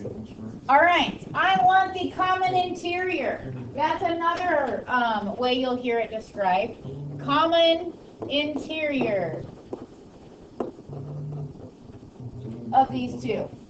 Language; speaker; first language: English; native; English